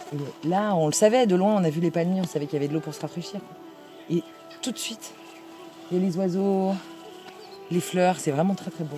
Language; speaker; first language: French; native; French